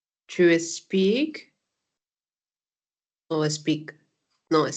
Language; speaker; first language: English; non-native, learner; Spanish